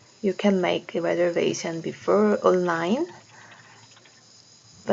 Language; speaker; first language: English; non-native, learner; Korean